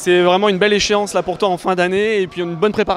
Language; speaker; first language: French; native; French